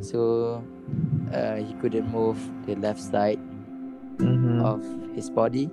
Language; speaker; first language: English; non-native, local second language; Malay